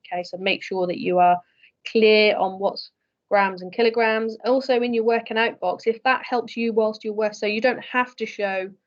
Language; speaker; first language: English; native; English